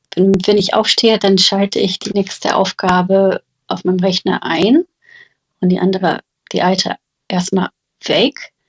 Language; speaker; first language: German; non-native, fluent; English